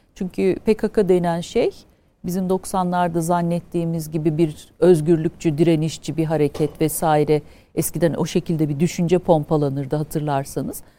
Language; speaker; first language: Turkish; native; Turkish